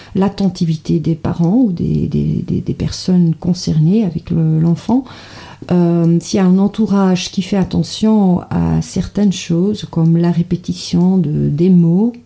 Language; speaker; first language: French; non-native, fluent; Dutch